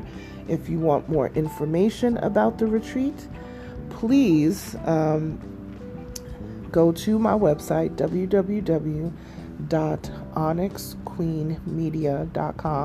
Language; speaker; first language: English; native; English